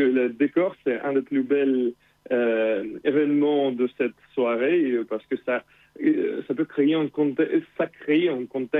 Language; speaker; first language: French; non-native, fluent; Russian